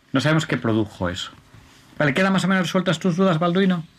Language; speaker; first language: Spanish; native; Spanish